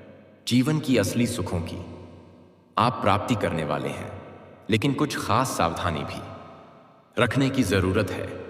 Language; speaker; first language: Hindi; native; Hindi